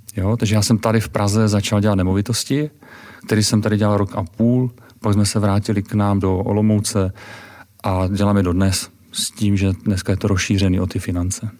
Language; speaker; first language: Czech; native; Czech